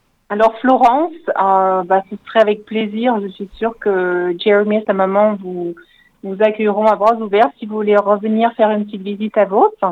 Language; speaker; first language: French; native; French